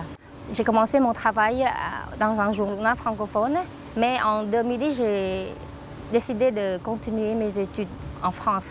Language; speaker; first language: French; non-native, fluent; Khmer